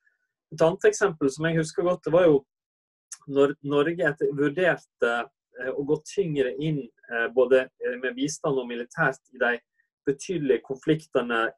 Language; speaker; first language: Norwegian; native; Norwegian